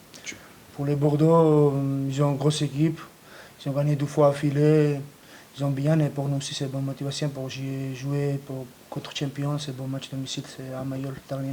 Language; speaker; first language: French; non-native, learner; Georgian